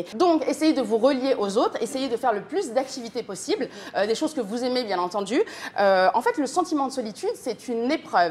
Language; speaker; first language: French; native; French